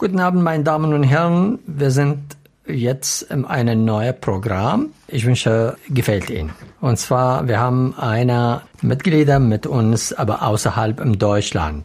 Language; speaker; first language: German; non-native, learner; Arabic